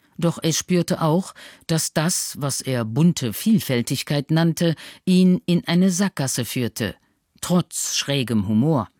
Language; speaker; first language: German; native; German